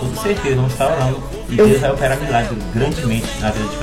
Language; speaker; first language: Portuguese; native; Portuguese